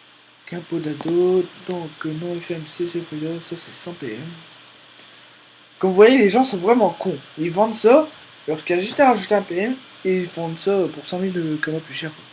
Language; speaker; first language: French; native; French